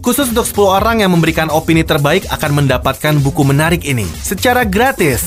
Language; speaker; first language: Indonesian; non-native, local second language; Javanese